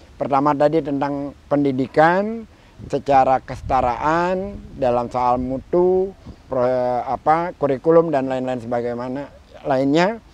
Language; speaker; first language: Indonesian; native; Indonesian